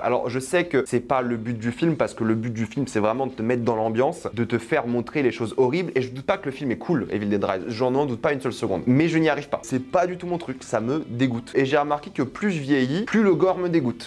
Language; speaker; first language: French; native; French